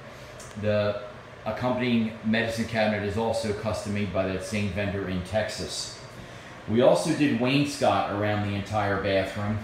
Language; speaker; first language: English; native; English